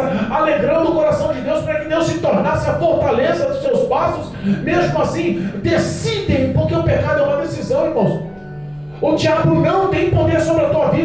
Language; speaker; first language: Portuguese; native; Portuguese